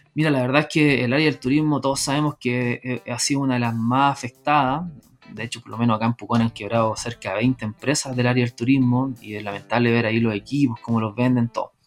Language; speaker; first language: Spanish; native; Spanish